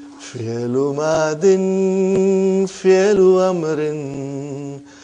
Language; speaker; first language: Arabic; non-native, fluent; Urdu